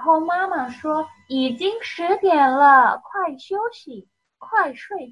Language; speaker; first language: Chinese; non-native, fluent; Indonesian